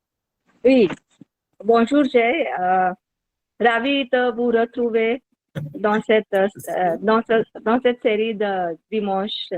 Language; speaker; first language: French; non-native, learner; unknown